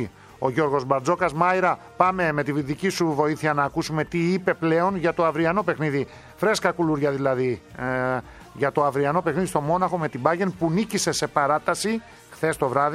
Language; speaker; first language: Greek; native; Greek